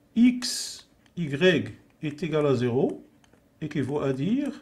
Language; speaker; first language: French; non-native, local second language; Arabic